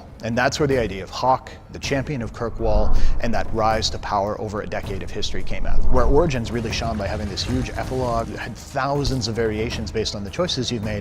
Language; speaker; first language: English; native; English